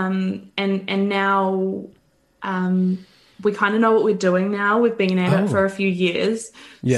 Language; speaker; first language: English; native; English